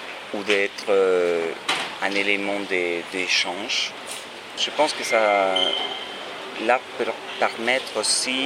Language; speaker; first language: French; non-native, fluent; Spanish